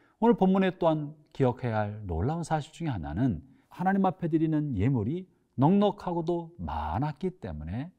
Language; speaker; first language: Korean; native; Korean